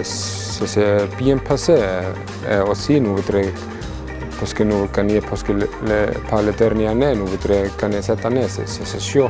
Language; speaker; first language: French; non-native, learner; Icelandic